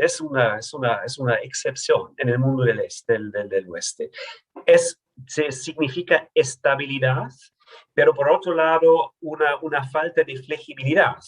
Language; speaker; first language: Spanish; non-native, fluent; German